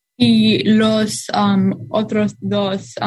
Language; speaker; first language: Spanish; non-native, learner; English